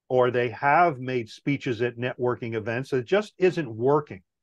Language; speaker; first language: English; native; English